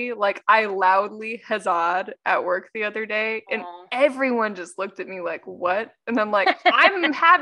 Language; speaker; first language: English; native; English